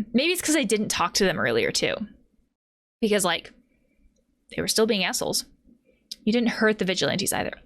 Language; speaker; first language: English; native; English